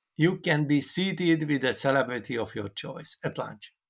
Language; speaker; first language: English; non-native, fluent; Hungarian